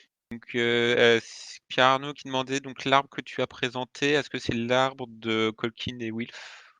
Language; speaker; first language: French; native; French